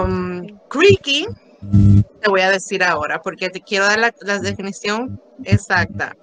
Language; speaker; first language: Spanish; native; Spanish